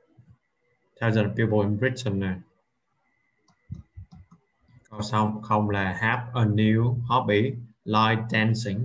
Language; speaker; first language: English; non-native, learner; Vietnamese